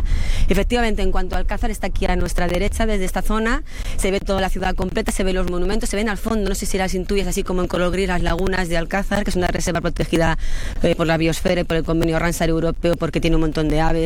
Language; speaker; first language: Spanish; native; Spanish